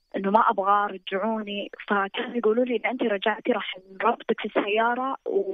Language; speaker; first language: Arabic; native; Arabic